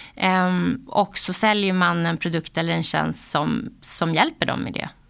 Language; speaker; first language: Swedish; native; Swedish